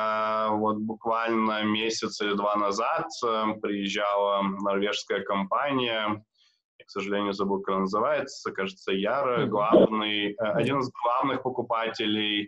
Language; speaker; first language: Russian; native; Russian